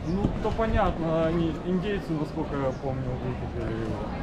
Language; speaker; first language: Russian; native; Russian